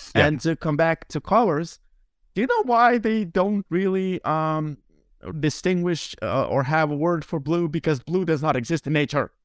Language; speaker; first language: English; non-native, fluent; Lithuanian